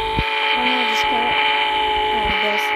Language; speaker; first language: English; non-native, learner; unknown